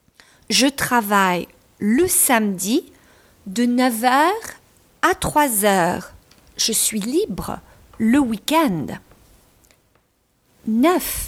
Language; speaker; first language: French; non-native, fluent; English